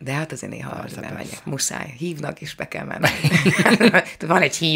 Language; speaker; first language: Hungarian; native; Hungarian